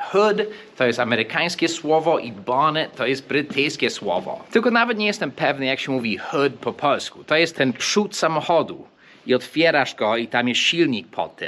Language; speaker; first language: Polish; non-native, fluent; English